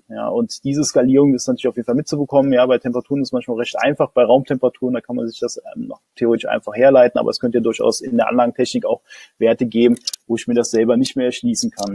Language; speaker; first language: German; native; German